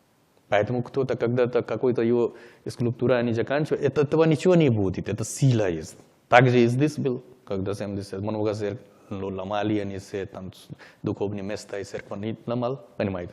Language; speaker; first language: Russian; non-native, learner; Hindi